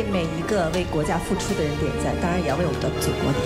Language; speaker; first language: Chinese; native; Chinese